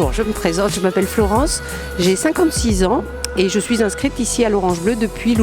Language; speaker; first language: French; native; French